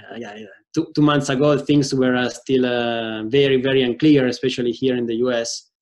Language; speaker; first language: English; non-native, fluent; Italian